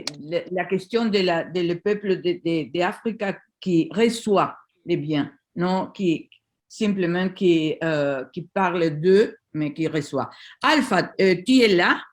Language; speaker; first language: French; non-native, learner; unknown